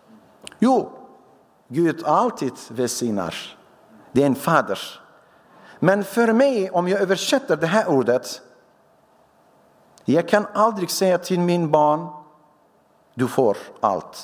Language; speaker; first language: Swedish; non-native, fluent; Syriac